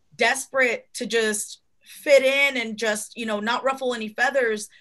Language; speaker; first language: English; early bilingual, other home language; Spanish